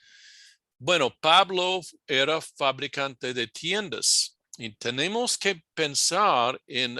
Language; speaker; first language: Spanish; non-native, fluent; English